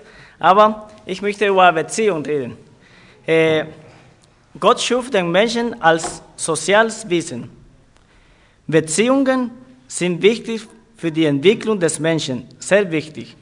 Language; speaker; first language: German; non-native, fluent; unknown